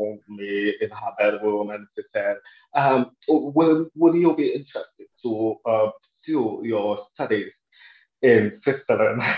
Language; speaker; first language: English; non-native, local second language; French